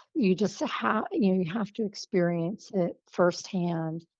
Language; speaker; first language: English; native; English